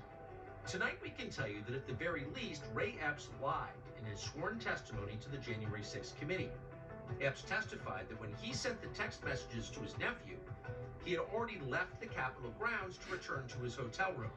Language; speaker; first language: English; native; English